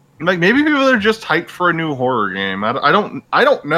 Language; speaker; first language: English; native; English